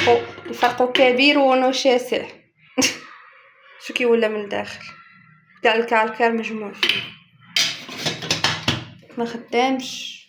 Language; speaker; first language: Arabic; native; Arabic